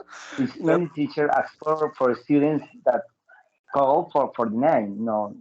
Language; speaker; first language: English; non-native, learner; Spanish